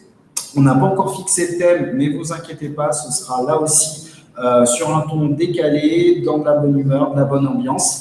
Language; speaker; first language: French; native; French